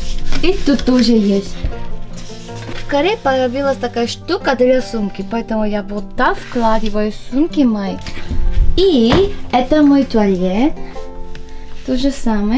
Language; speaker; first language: Russian; non-native, learner; Korean